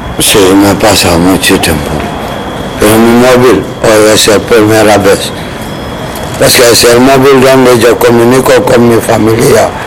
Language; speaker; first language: Spanish; non-native, learner; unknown